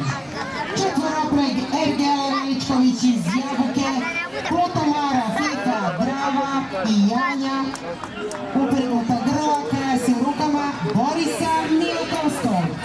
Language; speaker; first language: Bosnian; native; Bosnian